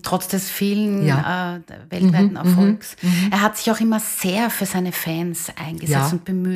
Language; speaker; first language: German; native; German